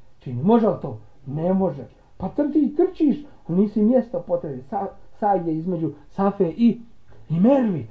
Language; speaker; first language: Bosnian; native; Bosnian